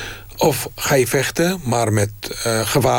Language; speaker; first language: Dutch; non-native, fluent; Arabic